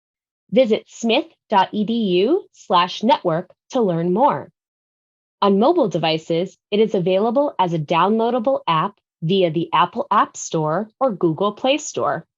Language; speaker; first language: English; native; English